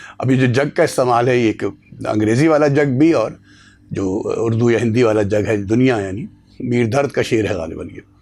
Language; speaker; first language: Urdu; native; Urdu